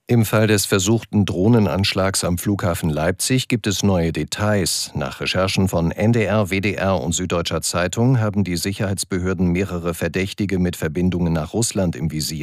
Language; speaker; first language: German; native; German